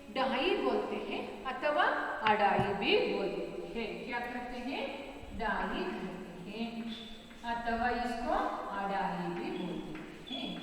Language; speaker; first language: Hindi; non-native, local second language; Kannada